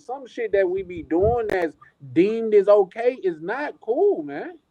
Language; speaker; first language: English; native; English